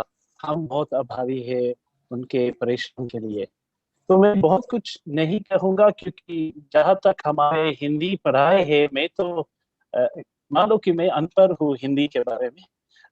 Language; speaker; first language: Hindi; early bilingual, heritage; Hindi